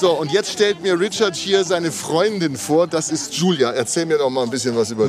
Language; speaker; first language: German; native; German